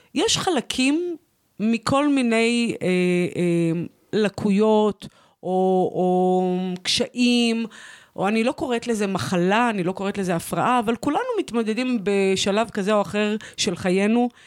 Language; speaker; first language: Hebrew; native; Hebrew